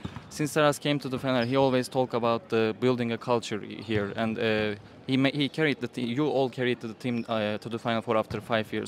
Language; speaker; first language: English; non-native, fluent; Turkish